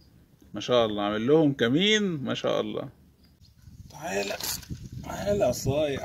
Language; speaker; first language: Arabic; native; Arabic